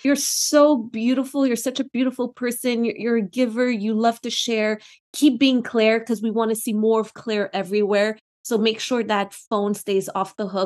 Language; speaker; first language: English; non-native, local second language; French